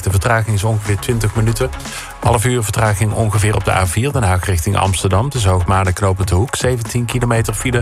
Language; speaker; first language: Dutch; native; Dutch